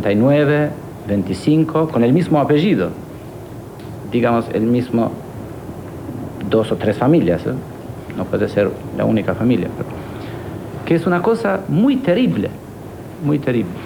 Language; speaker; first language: Spanish; non-native, fluent; Albanian